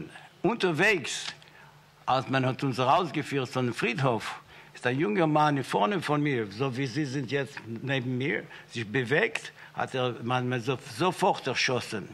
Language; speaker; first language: German; non-native, fluent; Yiddish